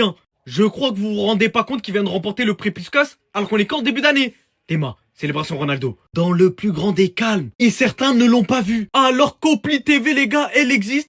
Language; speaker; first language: French; native; French